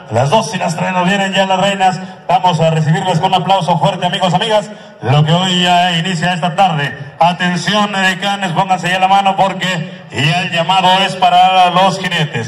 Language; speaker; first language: Spanish; native; Spanish